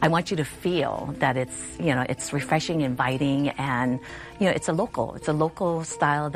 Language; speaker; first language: English; native; English